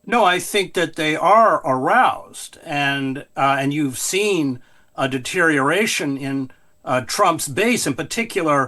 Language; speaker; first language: English; native; English